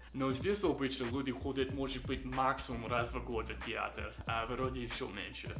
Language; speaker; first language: Russian; non-native, fluent; English